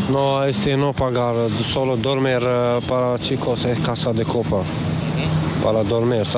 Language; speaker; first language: Spanish; non-native, learner; Arabic